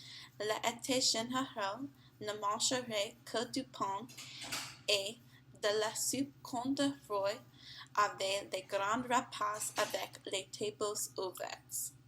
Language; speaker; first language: French; non-native, learner; English